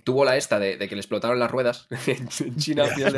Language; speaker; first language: Spanish; native; Spanish